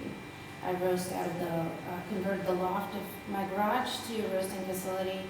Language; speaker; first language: English; native; English